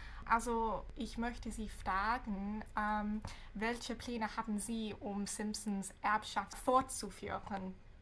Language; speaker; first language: German; non-native, fluent; English